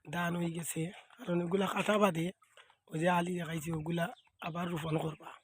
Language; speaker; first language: Bangla; native; Bangla